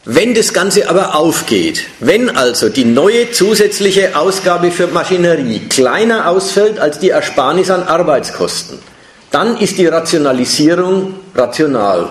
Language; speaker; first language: German; native; German